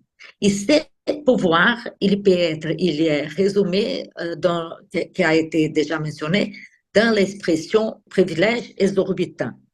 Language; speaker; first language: French; non-native, fluent; Portuguese